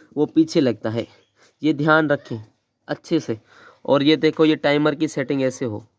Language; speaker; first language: Urdu; non-native, local second language; Sindhi